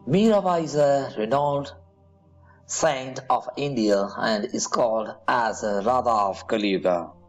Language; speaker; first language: English; non-native, local second language; Kannada